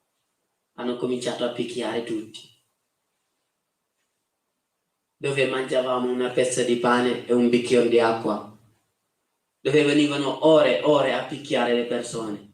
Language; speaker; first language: Italian; non-native, fluent; Wolof